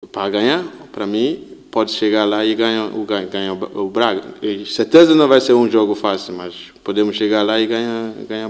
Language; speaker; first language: Portuguese; non-native, learner; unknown